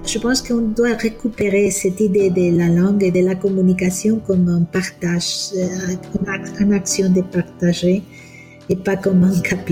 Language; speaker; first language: French; non-native, fluent; Spanish